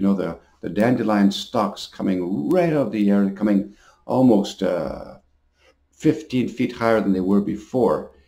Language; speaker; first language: English; native; English